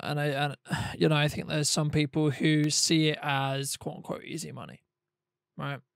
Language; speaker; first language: English; native; English